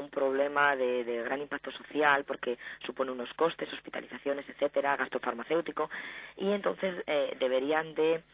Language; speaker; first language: Spanish; native; Spanish